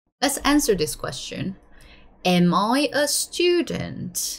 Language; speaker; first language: English; non-native, fluent; Korean